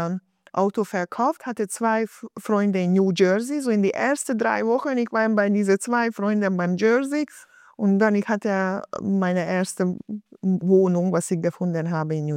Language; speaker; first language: German; non-native, fluent; Hungarian